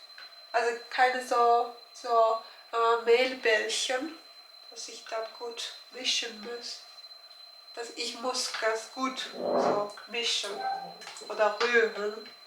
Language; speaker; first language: German; non-native, learner; Turkish